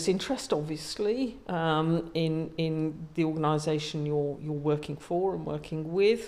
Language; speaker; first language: English; native; English